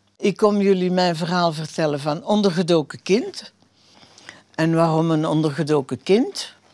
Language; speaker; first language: Dutch; early bilingual, other home language; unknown